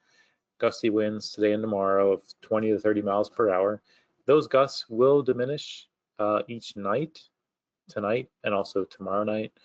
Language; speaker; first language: English; native; English